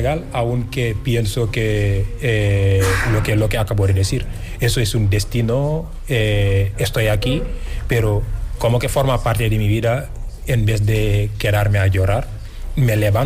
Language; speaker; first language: Spanish; non-native, fluent; Wolof